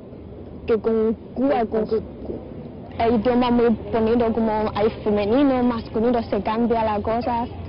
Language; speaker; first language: Spanish; non-native, learner; Chinese